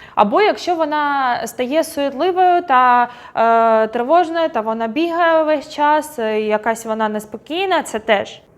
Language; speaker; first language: Ukrainian; non-native, local second language; Russian